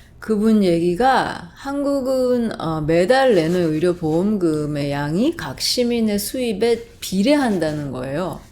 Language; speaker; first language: Korean; non-native, fluent; English